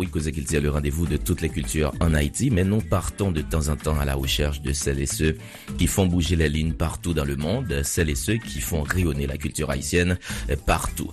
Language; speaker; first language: French; non-native, local second language; Haitian Creole